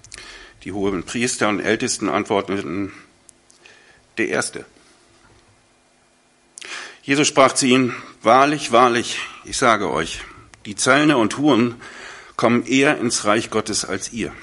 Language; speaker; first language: German; native; German